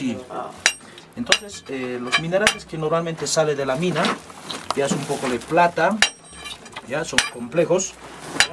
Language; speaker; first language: Spanish; non-native, local second language; Quechua